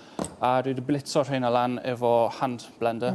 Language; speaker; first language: Welsh; native; Welsh